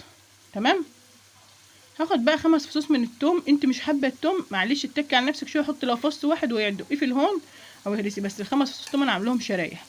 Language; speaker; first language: Arabic; native; Arabic